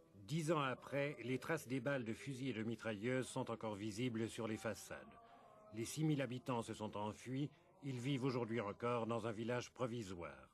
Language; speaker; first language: French; native; French